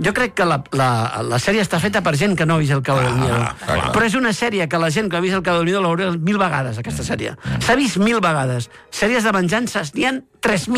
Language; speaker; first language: Catalan; native; Catalan